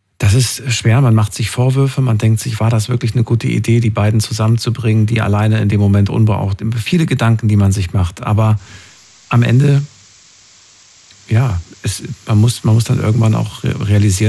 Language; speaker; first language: German; native; German